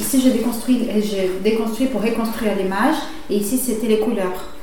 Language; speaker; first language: French; non-native, fluent; Portuguese